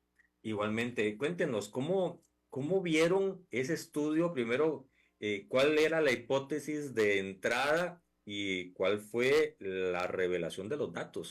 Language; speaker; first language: Spanish; native; Spanish